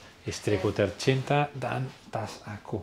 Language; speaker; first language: Indonesian; non-native, learner; Catalan